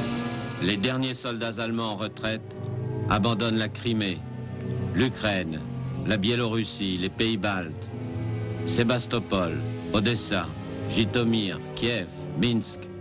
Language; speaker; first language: French; native; French